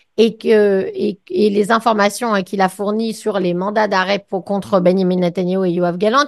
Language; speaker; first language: French; native; French